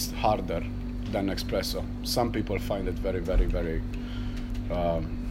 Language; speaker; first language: English; non-native, learner; Romanian